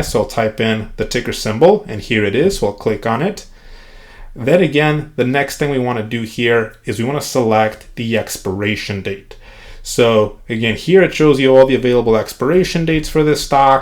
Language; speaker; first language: English; native; English